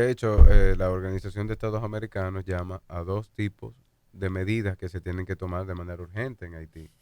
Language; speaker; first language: Spanish; native; Spanish